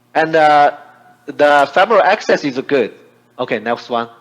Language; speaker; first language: English; non-native, fluent; Chinese